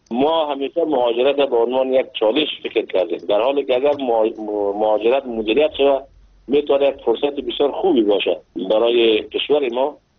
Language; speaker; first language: Persian; native; Persian